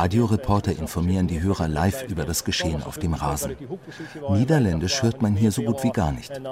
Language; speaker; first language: German; native; German